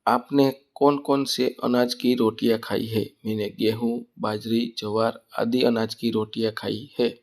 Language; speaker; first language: Hindi; non-native, local second language; Gujarati